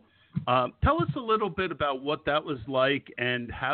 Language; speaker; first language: English; native; English